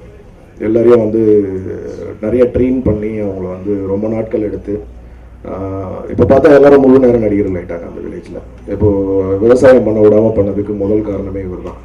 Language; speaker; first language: Tamil; native; Tamil